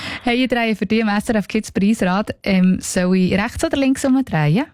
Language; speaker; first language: German; native; German